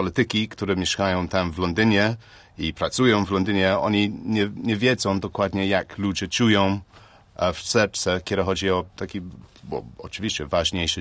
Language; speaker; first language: Polish; non-native, learner; English